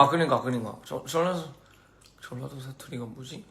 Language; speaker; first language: Korean; early bilingual, heritage; English